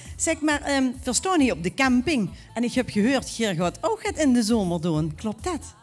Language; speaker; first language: Dutch; native; Dutch